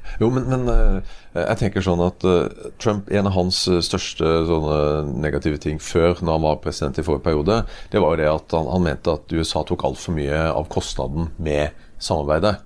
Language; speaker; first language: Norwegian; native; Norwegian